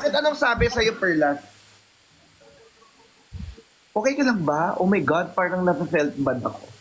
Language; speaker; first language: Filipino; native; Filipino